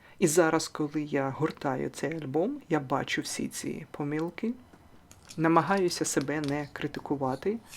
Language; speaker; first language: Ukrainian; non-native, local second language; Russian